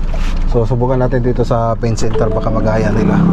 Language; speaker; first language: Filipino; native; Filipino